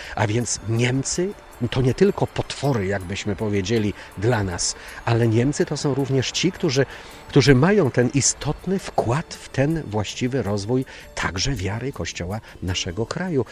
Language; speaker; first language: Polish; native; Polish